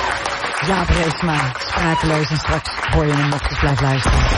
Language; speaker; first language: Dutch; native; Dutch